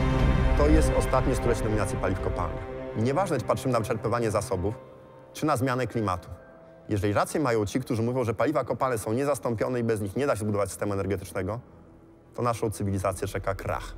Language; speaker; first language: Polish; native; Polish